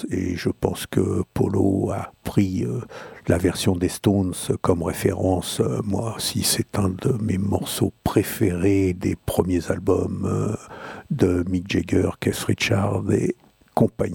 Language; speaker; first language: French; native; French